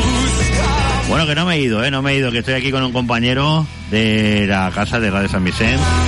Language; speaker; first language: Spanish; native; Spanish